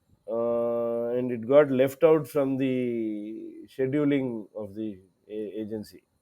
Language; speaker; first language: English; non-native, local second language; Telugu